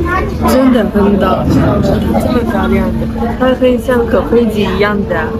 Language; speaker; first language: Chinese; non-native, learner; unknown